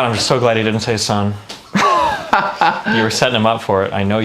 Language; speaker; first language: English; native; English